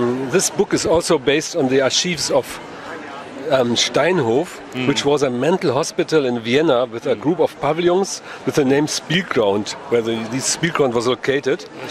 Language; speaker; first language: English; non-native, fluent; German